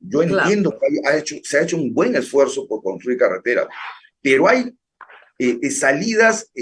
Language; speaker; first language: Spanish; native; Spanish